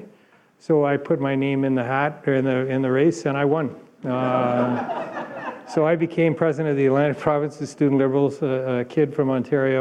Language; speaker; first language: English; native; English